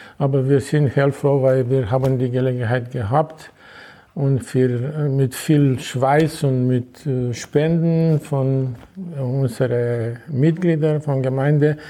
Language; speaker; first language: German; non-native, fluent; Romanian